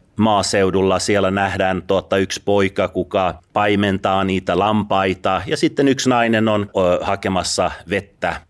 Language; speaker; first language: Finnish; early bilingual, other home language; Persian